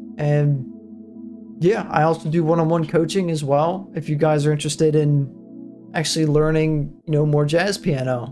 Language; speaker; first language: English; native; English